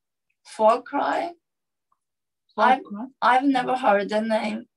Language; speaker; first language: English; non-native, learner; Korean